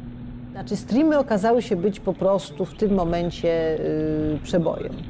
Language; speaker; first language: Polish; native; Polish